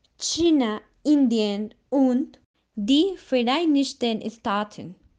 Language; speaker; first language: German; non-native, learner; Spanish